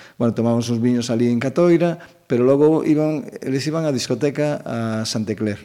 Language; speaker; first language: Galician; native; Galician